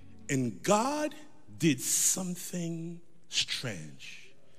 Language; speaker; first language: English; non-native, fluent; Haitian Creole